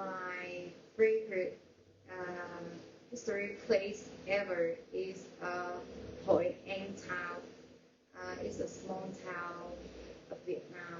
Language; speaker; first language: English; non-native, learner; Vietnamese